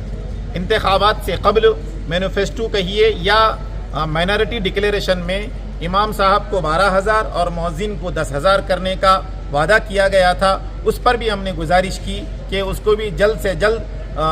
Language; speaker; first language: Urdu; native; Urdu